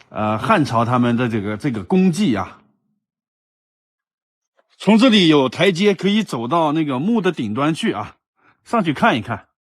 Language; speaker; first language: Chinese; native; Chinese